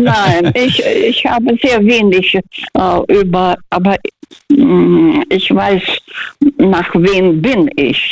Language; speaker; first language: German; early bilingual, heritage; Russian